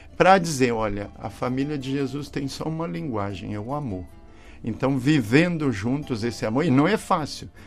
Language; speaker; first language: Portuguese; native; Portuguese